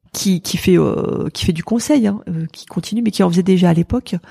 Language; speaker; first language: French; native; French